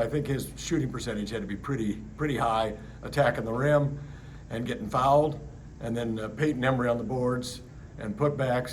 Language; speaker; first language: English; native; English